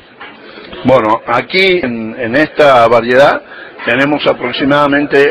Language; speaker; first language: Spanish; native; Spanish